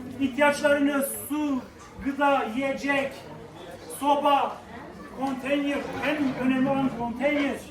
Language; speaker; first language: Turkish; non-native, local second language; Kurdish